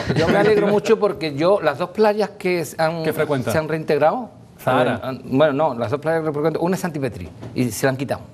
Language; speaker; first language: Spanish; native; Spanish